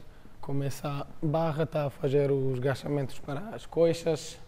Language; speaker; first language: Portuguese; non-native, fluent; Croatian